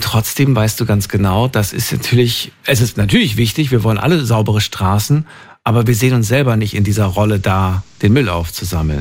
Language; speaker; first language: German; native; German